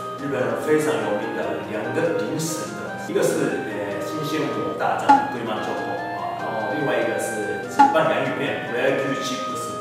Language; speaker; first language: Chinese; non-native, fluent; Japanese